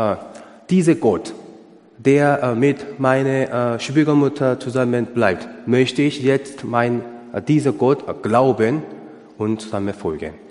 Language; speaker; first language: German; non-native, learner; Korean